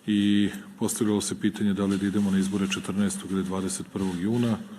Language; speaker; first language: Bosnian; native; Bosnian